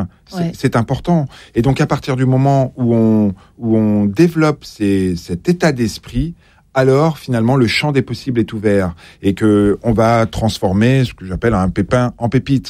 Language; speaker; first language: French; native; French